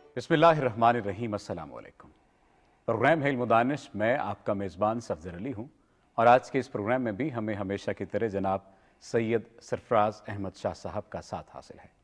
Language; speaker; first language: Urdu; native; Urdu